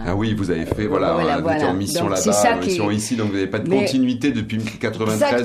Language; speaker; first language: French; native; French